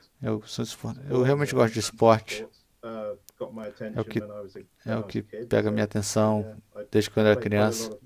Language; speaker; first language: Portuguese; non-native, learner; English